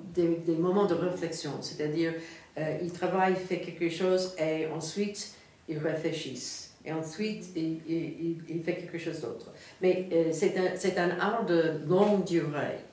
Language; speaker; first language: French; non-native, fluent; English